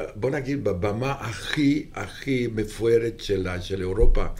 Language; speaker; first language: Hebrew; non-native, fluent; Romanian